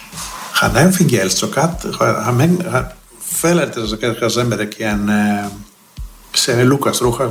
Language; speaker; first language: Hungarian; non-native, fluent; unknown